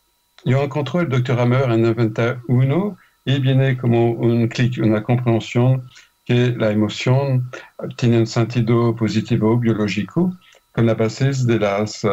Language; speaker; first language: Spanish; non-native, fluent; French